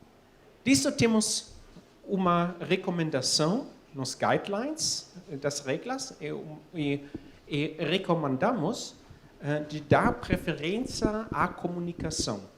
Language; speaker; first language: Portuguese; non-native, fluent; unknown